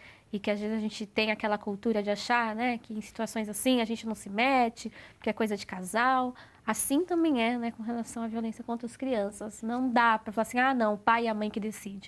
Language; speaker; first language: Portuguese; native; Portuguese